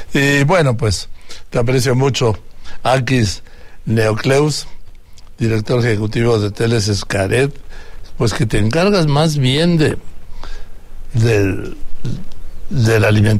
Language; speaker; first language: Spanish; native; Spanish